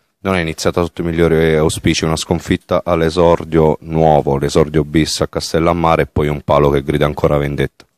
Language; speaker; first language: Italian; native; Italian